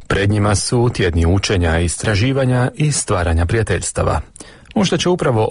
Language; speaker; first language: Croatian; native; Croatian